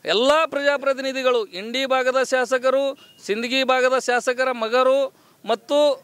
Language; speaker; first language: Kannada; native; Kannada